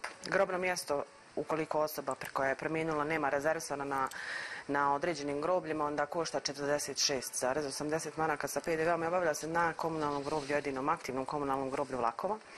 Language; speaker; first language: Croatian; native; Croatian